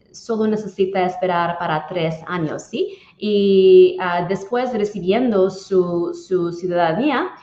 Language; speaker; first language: Spanish; non-native, learner; English